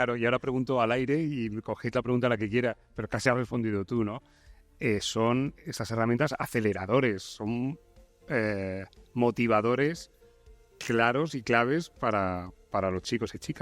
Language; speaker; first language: Spanish; native; Spanish